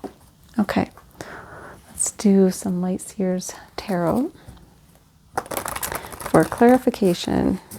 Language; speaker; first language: English; native; English